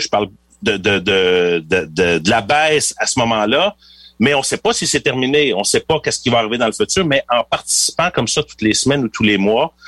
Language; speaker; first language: French; native; French